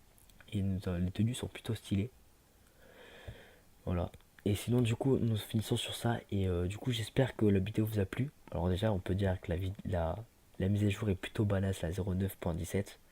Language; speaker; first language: French; native; French